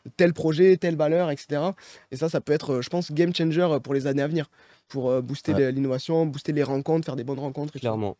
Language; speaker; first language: French; native; French